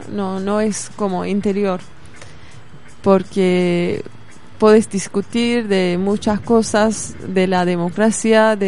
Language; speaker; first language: Spanish; non-native, fluent; Kurdish